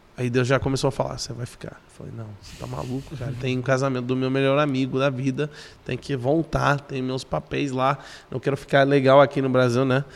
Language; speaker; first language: Portuguese; non-native, fluent; English